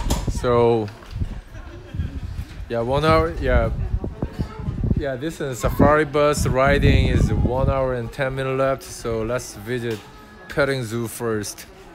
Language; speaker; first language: English; non-native, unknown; Korean